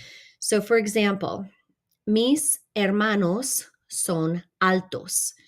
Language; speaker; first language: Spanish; non-native, fluent; English